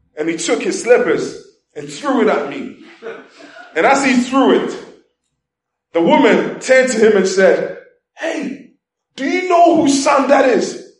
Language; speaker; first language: English; non-native, local second language; Igbo